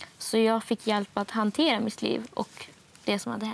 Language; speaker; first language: Swedish; non-native, fluent; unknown